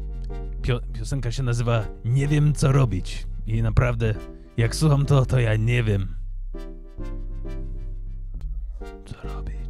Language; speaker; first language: Polish; early bilingual, heritage; English